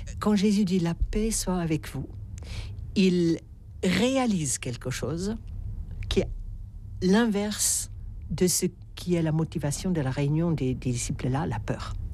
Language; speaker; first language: French; native; French